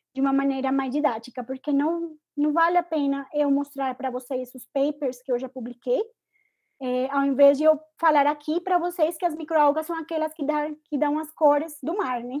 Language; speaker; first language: Portuguese; non-native, fluent; Spanish